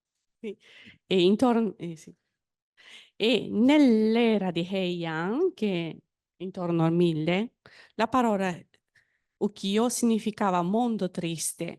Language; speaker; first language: Italian; non-native, fluent; Japanese